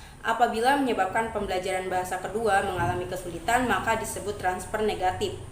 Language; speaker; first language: Indonesian; non-native, local second language; Javanese